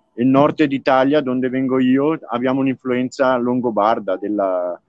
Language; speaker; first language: Italian; native; Italian